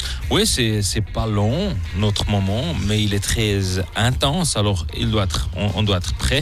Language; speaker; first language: French; non-native, local second language; German